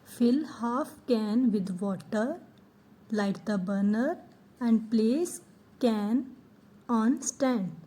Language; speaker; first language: English; non-native, local second language; Punjabi